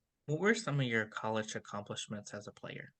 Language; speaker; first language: English; native; English